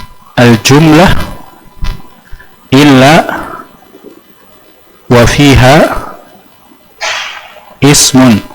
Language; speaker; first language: Arabic; non-native, fluent; Indonesian